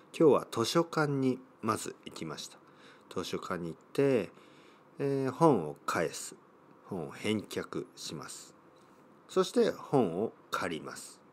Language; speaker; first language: Japanese; native; Japanese